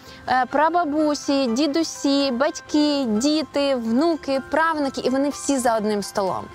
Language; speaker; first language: Ukrainian; native; Ukrainian